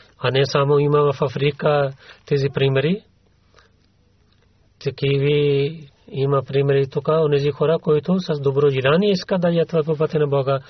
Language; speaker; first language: Bulgarian; non-native, learner; Urdu